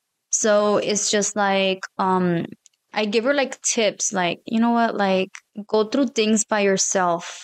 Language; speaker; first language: English; early bilingual, other home language; Spanish